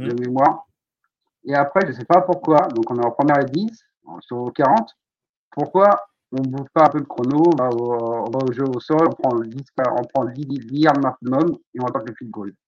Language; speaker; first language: French; native; French